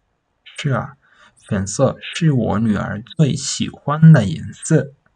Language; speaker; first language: Chinese; non-native, fluent; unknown